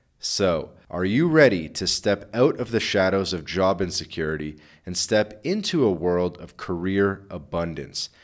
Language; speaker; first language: English; native; English